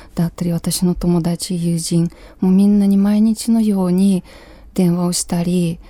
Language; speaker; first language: Japanese; non-native, fluent; Ukrainian